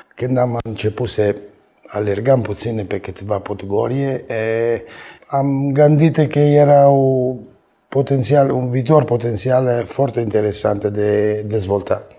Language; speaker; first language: Romanian; non-native, fluent; Italian